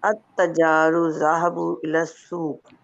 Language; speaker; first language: Arabic; non-native, learner; Urdu